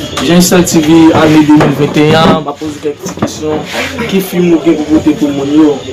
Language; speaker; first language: French; non-native, learner; Haitian Creole